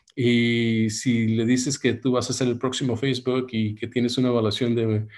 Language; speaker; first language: Spanish; early bilingual, heritage; Spanish